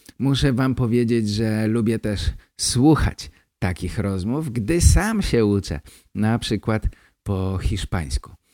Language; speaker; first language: Polish; native; Polish